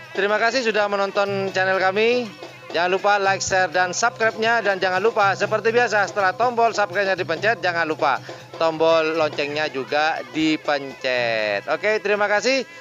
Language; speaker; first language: Indonesian; non-native, local second language; Madurese